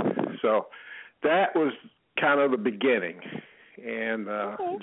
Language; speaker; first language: English; native; English